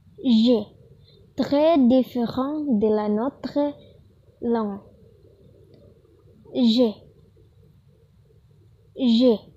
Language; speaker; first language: French; non-native, learner; Indonesian